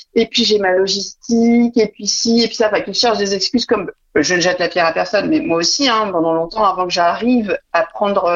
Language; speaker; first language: French; native; French